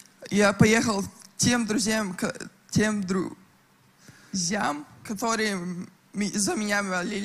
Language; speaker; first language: Russian; non-native, local second language; Latvian